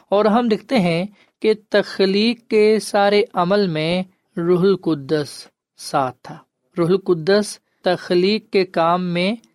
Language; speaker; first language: Urdu; non-native, local second language; Punjabi